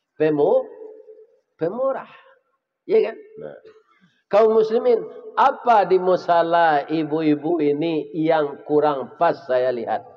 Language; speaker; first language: Malay; non-native, local second language; Minangkabau